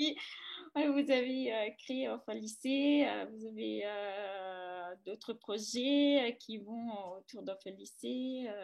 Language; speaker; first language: French; non-native, fluent; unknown